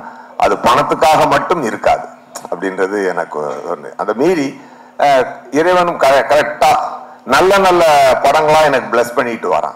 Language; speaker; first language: Tamil; native; Tamil